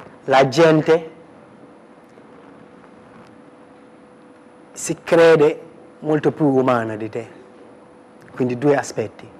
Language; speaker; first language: Italian; non-native, fluent; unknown